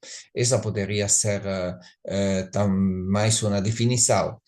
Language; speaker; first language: Spanish; non-native, learner; Italian